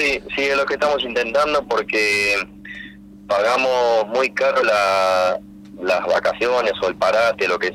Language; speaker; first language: Spanish; native; Spanish